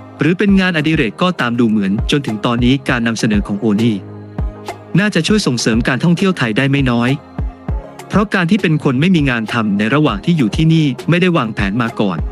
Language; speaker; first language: Thai; native; Thai